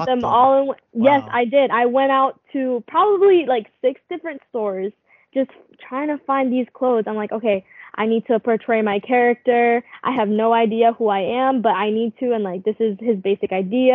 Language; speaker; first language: English; non-native, local second language; Filipino